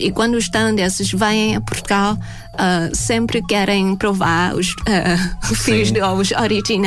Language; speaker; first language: Portuguese; non-native, fluent; Thai